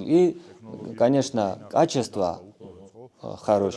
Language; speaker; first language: Russian; non-native, fluent; Georgian